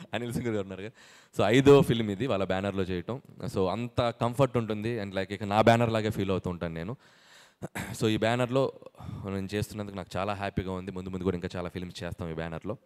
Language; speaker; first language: Telugu; native; Telugu